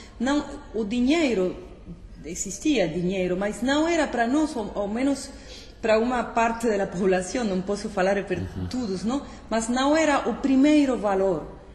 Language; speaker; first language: Portuguese; non-native, fluent; Spanish